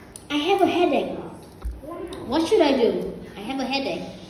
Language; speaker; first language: English; non-native, fluent; Vietnamese